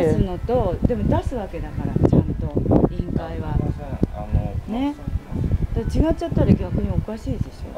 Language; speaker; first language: Japanese; native; Japanese